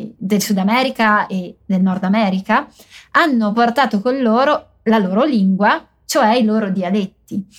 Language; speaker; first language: Italian; native; Italian